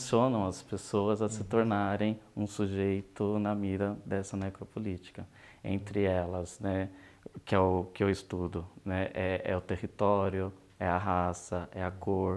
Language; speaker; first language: Portuguese; native; Portuguese